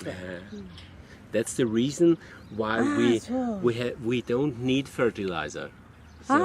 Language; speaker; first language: English; non-native, fluent; German